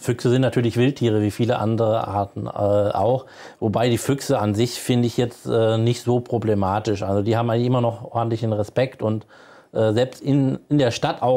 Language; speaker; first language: German; native; German